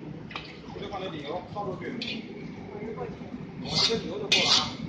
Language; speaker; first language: Chinese; native; Chinese